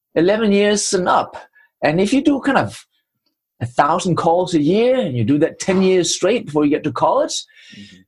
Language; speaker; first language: English; non-native, fluent; Danish